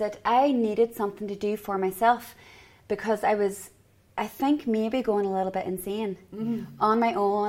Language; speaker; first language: English; native; English